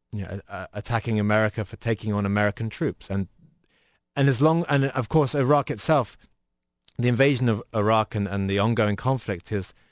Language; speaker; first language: English; native; English